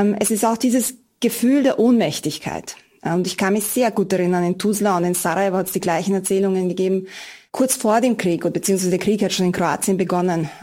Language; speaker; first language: German; early bilingual, other home language; Bosnian